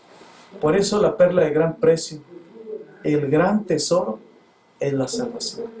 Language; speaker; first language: Spanish; native; Spanish